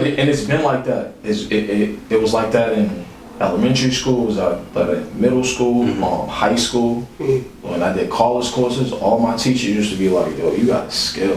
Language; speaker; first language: English; native; English